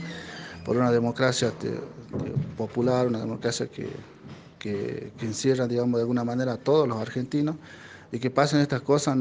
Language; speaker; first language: Spanish; native; Spanish